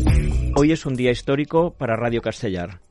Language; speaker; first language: Spanish; native; Spanish